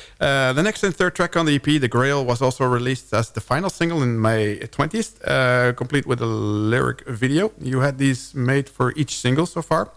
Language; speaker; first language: English; non-native, fluent; Dutch